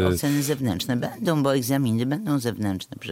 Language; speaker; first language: Polish; native; Polish